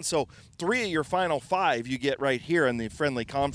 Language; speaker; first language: English; native; English